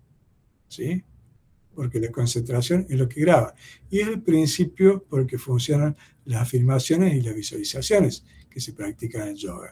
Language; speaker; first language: Spanish; native; Spanish